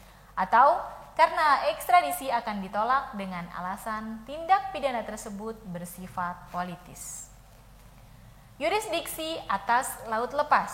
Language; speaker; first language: Indonesian; native; Indonesian